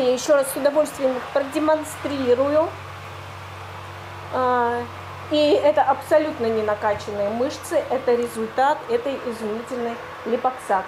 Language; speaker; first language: Russian; native; Russian